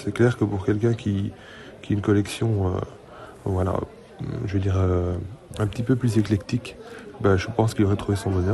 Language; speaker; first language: French; native; French